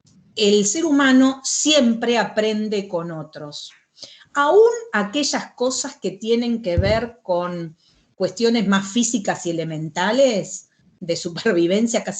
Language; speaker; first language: Spanish; native; Spanish